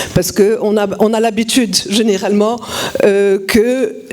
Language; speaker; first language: French; non-native, local second language; Arabic